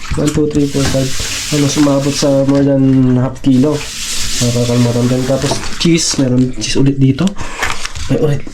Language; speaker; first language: Filipino; non-native, local second language; Iloko